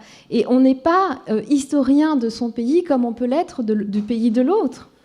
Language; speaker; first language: French; non-native, local second language; Kinyarwanda